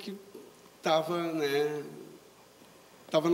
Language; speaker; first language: Portuguese; native; Portuguese